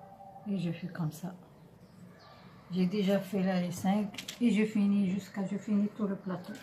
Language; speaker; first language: French; non-native, local second language; Arabic